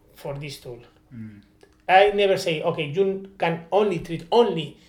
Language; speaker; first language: English; non-native, learner; Spanish